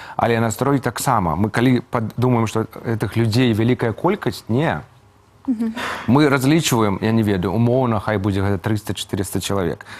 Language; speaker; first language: Belarusian; native; Belarusian